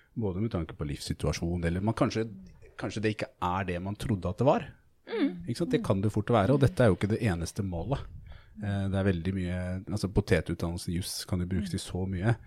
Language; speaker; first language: Norwegian; native; Norwegian